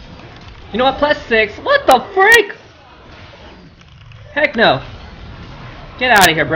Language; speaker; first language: English; native; English